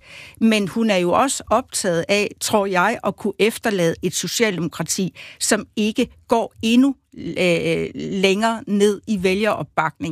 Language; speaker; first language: Danish; native; Danish